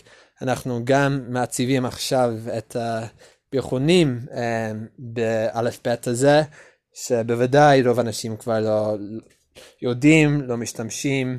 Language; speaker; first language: Hebrew; non-native, learner; English